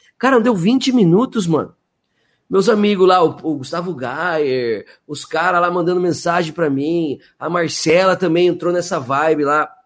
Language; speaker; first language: Portuguese; native; Portuguese